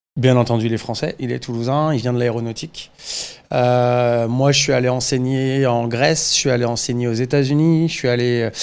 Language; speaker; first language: French; native; French